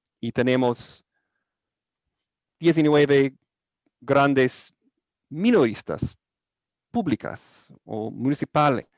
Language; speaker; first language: Spanish; non-native, learner; English